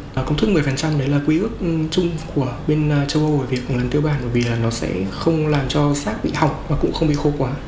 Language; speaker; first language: Vietnamese; native; Vietnamese